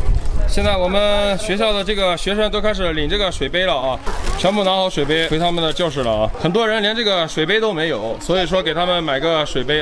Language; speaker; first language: Chinese; native; Chinese